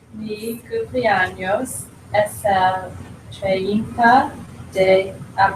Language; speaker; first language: Spanish; non-native, learner; English